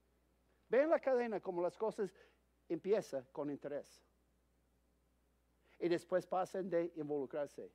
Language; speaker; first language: Spanish; non-native, fluent; English